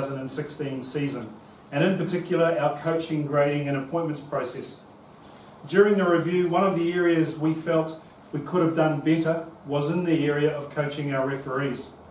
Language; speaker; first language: English; native; English